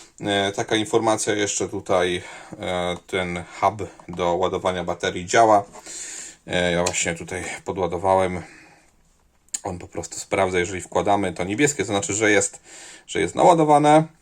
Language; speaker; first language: Polish; native; Polish